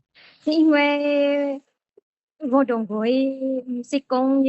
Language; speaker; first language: Cantonese; non-native, learner; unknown